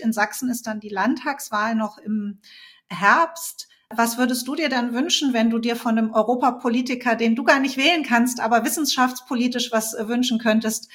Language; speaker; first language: German; native; German